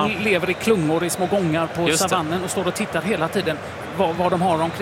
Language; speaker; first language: Swedish; native; Swedish